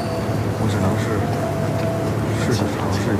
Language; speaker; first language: Chinese; native; Chinese